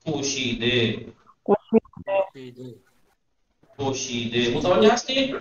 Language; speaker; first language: Persian; non-native, fluent; Urdu